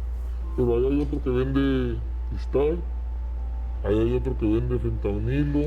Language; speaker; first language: Spanish; native; Spanish